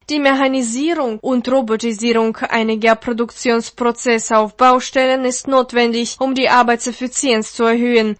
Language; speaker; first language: German; non-native, fluent; Russian